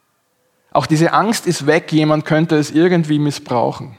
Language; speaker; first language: German; native; German